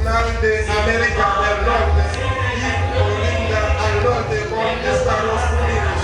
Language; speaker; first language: Spanish; non-native, learner; Haitian Creole